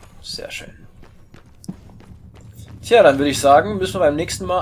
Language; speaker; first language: German; native; German